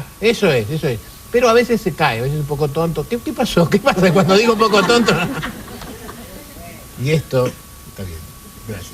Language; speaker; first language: Spanish; native; Spanish